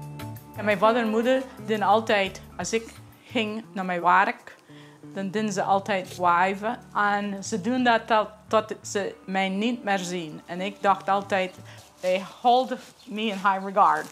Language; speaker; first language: Dutch; early bilingual, heritage; English